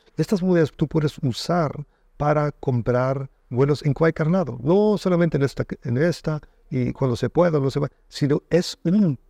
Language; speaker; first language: Spanish; non-native, fluent; German